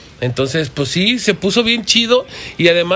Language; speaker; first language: Spanish; native; Spanish